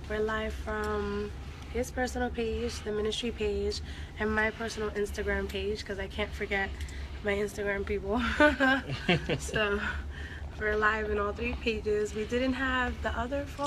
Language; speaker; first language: English; early bilingual, other home language; Spanish